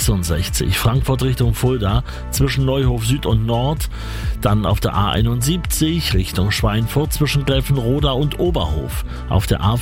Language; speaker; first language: German; native; German